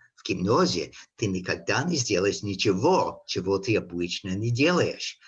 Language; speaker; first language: Russian; non-native, learner; English